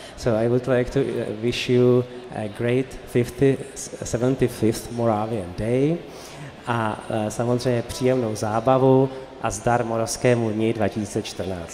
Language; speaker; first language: Czech; native; Czech